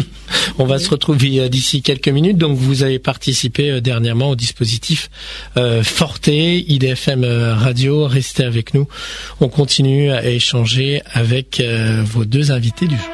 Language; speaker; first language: French; native; French